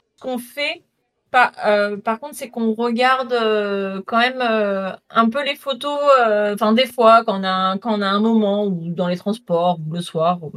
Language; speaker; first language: French; native; French